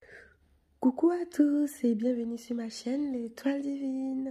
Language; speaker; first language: French; native; French